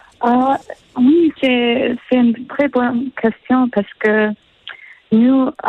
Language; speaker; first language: French; non-native, learner; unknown